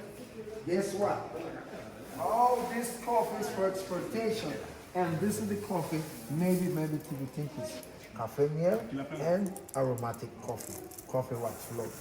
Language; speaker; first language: English; non-native, local second language; Spanish